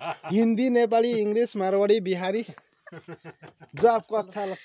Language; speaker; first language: Hindi; non-native, local second language; Bangla